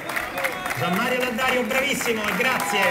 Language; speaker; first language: Italian; native; Italian